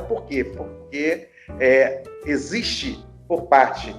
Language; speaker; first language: Portuguese; native; Portuguese